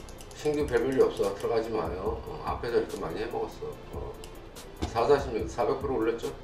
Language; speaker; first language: Korean; native; Korean